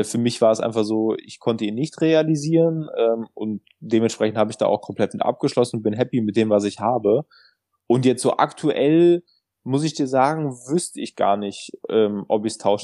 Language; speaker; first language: German; native; German